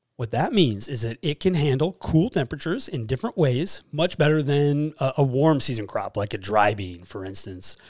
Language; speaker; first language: English; native; English